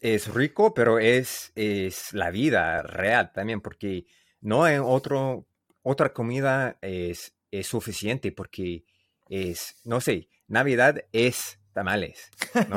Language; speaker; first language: Spanish; non-native, learner; English